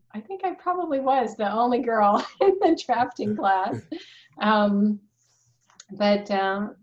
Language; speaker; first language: English; native; English